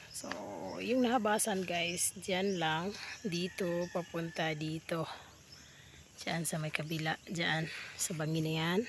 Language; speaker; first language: Filipino; non-native, local second language; Cebuano